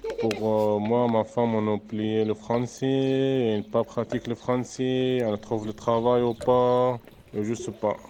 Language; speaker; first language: French; non-native, learner; Arabic